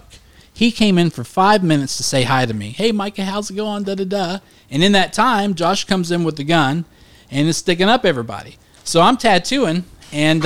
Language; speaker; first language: English; native; English